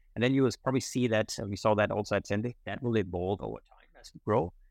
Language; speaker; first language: English; non-native, fluent; Danish